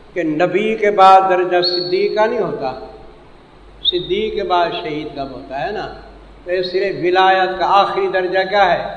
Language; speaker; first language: Urdu; non-native, local second language; Saraiki